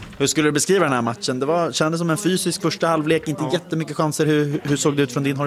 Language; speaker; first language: Swedish; native; Swedish